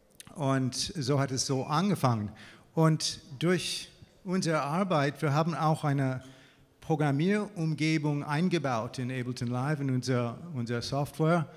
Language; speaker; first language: German; non-native, fluent; English